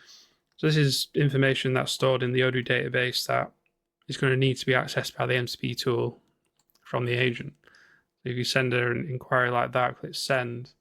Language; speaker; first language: English; native; English